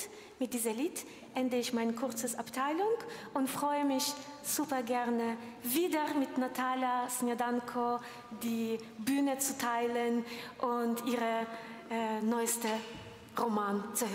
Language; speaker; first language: German; non-native, fluent; Ukrainian